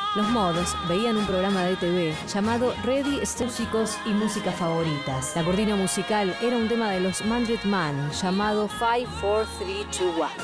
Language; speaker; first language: Spanish; native; Spanish